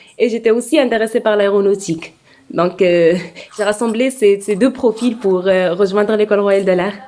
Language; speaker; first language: French; non-native, local second language; Arabic